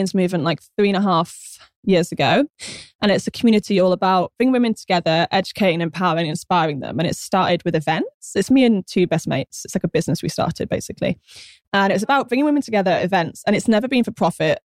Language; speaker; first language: English; native; English